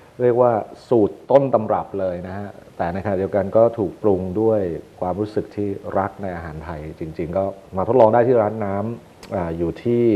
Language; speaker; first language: Thai; native; Thai